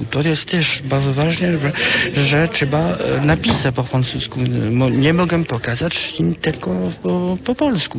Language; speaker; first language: Polish; early bilingual, heritage; French